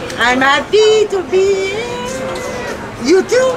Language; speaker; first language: English; non-native, learner; French